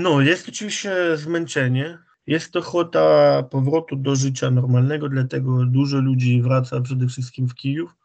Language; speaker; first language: Polish; non-native, fluent; Ukrainian